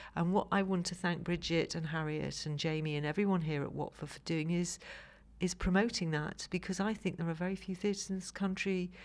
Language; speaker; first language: English; native; English